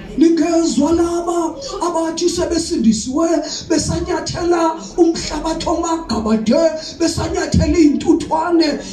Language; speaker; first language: Zulu; native; Zulu